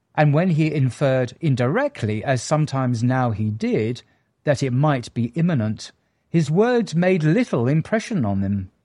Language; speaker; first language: English; native; English